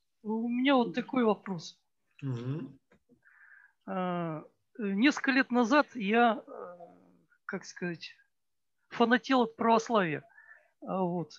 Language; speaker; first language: Russian; native; Russian